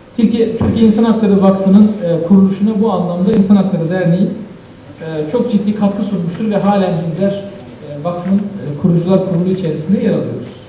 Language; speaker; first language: Turkish; native; Turkish